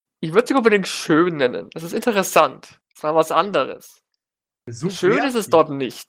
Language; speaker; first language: German; native; German